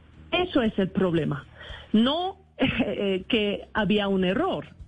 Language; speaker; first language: Spanish; non-native, fluent; Swedish